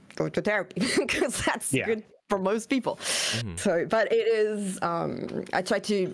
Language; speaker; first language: English; non-native, fluent; Italian